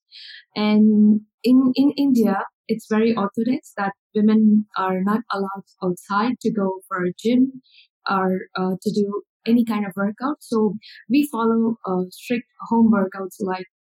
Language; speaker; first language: English; non-native, local second language; Tamil